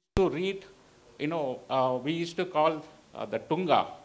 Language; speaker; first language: English; non-native, local second language; Telugu